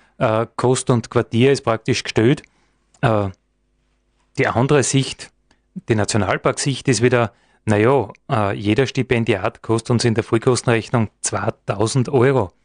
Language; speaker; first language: German; native; German